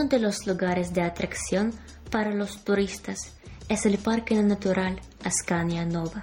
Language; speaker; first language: Spanish; non-native, fluent; Ukrainian